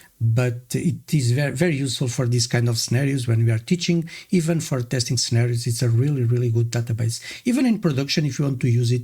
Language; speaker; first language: English; non-native, fluent; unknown